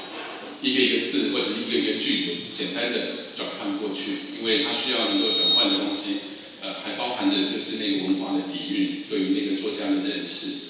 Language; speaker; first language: Chinese; native; Chinese